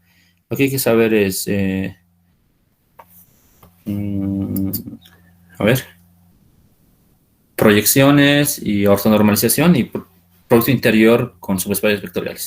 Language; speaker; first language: Spanish; native; Spanish